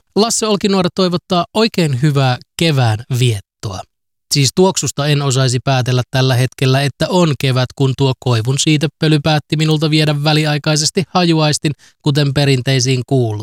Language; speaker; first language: Finnish; native; Finnish